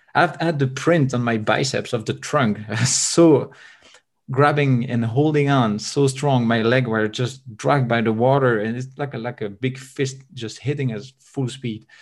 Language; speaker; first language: English; non-native, fluent; French